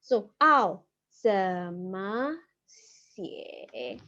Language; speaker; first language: Chinese; non-native, fluent; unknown